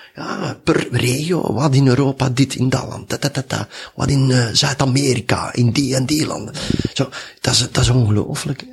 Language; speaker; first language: Dutch; native; Dutch